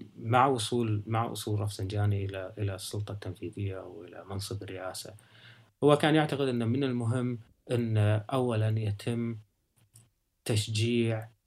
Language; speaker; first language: Arabic; native; Arabic